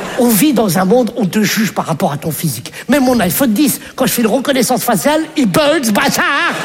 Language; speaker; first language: French; native; French